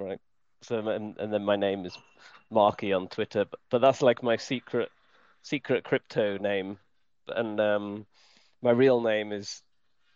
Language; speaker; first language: English; native; English